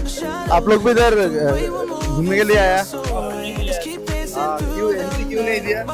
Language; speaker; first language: Hindi; non-native, learner; Bangla